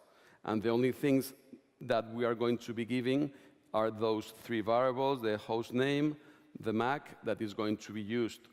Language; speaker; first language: English; non-native, fluent; Spanish